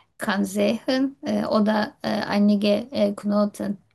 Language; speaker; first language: German; non-native, learner; Turkish